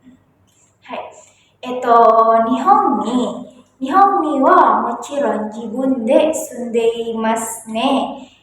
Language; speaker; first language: Japanese; non-native, learner; Indonesian